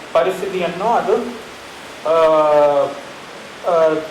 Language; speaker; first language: Kannada; non-native, local second language; Tamil